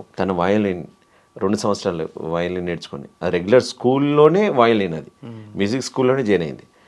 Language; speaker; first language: Telugu; native; Telugu